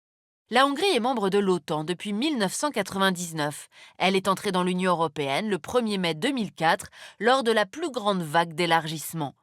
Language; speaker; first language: French; native; French